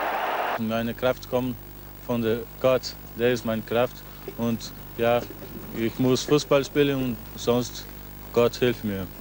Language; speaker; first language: German; non-native, learner; Portuguese